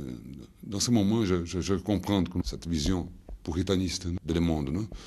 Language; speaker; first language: French; non-native, fluent; Portuguese